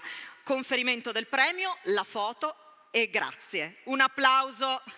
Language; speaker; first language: Italian; native; Italian